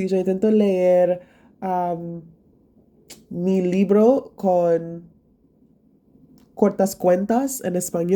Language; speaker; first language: Spanish; non-native, learner; English